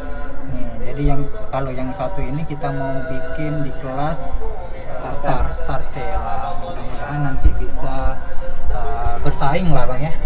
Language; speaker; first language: Indonesian; native; Indonesian